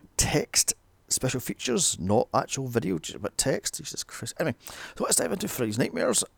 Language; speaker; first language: English; native; English